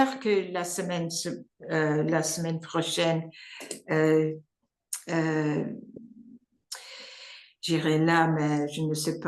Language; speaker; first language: French; non-native, learner; English